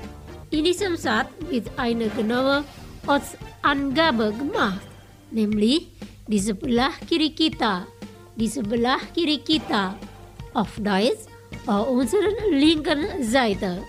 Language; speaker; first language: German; non-native, fluent; Indonesian